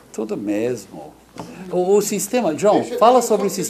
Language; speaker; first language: Portuguese; non-native, fluent; English